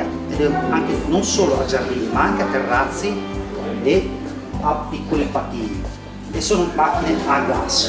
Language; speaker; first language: Italian; native; Italian